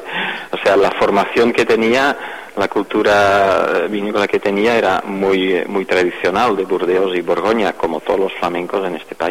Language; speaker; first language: Spanish; non-native, fluent; Dutch